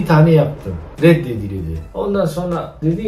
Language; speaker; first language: Turkish; non-native, fluent; Japanese